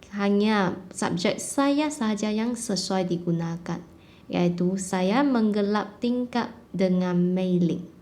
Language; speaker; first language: Malay; non-native, local second language; Chinese